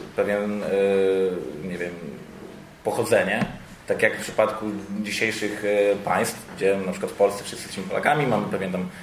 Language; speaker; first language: Polish; native; Polish